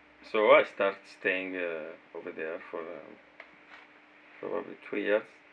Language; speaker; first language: English; non-native, fluent; Italian